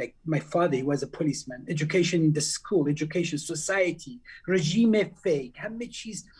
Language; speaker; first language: English; non-native, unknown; Persian